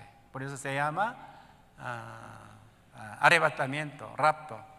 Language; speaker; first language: Spanish; non-native, learner; Korean